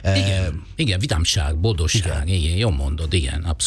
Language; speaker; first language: Hungarian; non-native, fluent; Italian